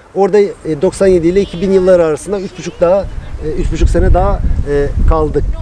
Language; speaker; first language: Turkish; non-native, fluent; Albanian